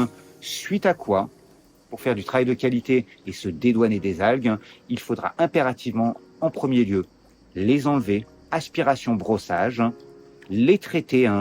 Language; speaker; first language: French; native; French